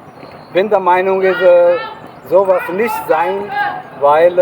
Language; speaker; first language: German; non-native, learner; Urdu